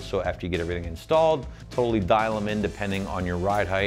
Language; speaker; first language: English; native; English